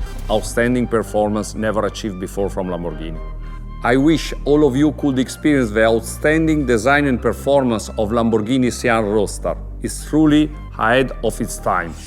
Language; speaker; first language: English; non-native, fluent; Italian